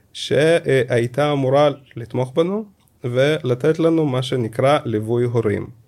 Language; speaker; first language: Hebrew; early bilingual, other home language; Russian